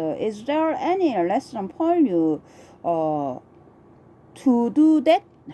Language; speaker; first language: English; non-native, learner; Korean